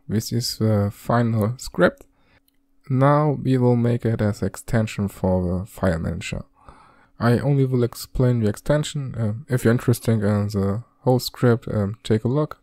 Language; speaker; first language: English; non-native, fluent; German